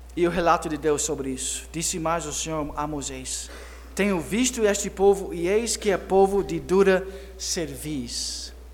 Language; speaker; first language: Portuguese; non-native, fluent; English